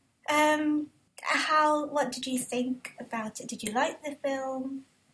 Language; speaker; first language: English; early bilingual, other home language; Japanese